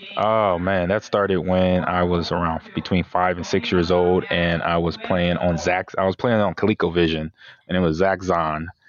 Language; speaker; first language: English; native; English